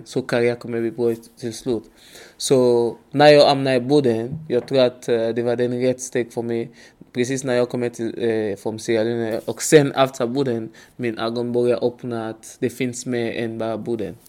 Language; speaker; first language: Swedish; non-native, learner; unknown